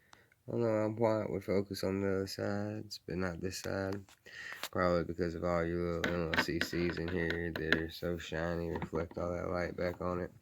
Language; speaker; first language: English; native; English